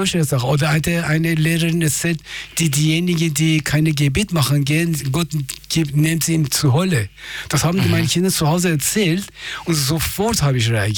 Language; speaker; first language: German; non-native, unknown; Persian